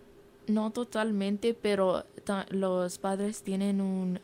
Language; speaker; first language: Spanish; early bilingual, heritage; Spanish